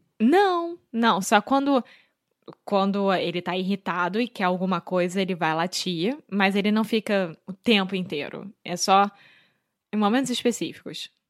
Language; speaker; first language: Portuguese; native; Portuguese